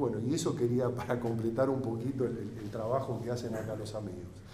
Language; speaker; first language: Spanish; native; Spanish